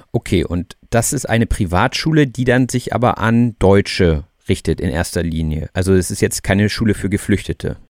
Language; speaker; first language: German; native; German